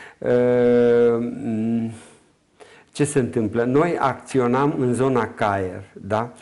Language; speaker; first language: Romanian; native; Romanian